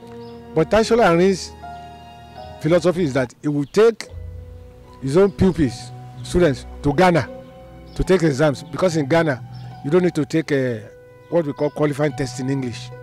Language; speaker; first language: English; non-native, local second language; Yoruba